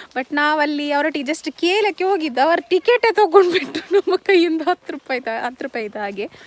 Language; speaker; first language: Kannada; non-native, local second language; Tulu